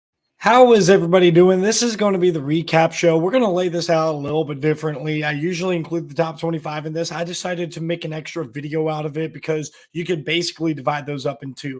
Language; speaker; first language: English; native; English